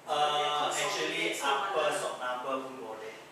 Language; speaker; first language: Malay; non-native, local second language; Chinese